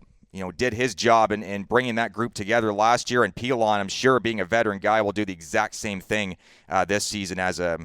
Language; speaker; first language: English; native; English